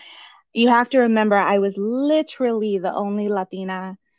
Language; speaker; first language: English; native; English